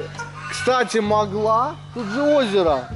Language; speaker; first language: Russian; native; Russian